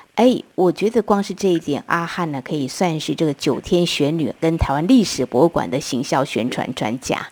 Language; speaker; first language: Chinese; non-native, local second language; Min Nan Chinese